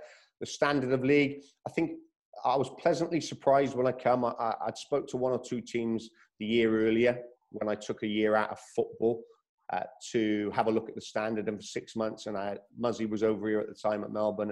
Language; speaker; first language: English; native; English